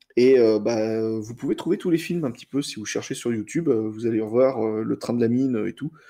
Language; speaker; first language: French; native; French